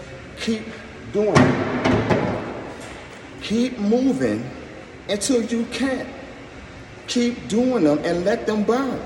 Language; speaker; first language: English; native; English